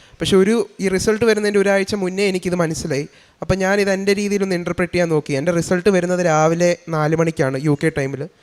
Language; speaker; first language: Malayalam; early bilingual, heritage; Malayalam